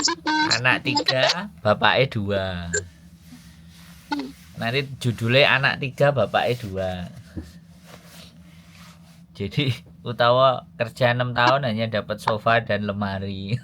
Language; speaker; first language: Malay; non-native, local second language; Javanese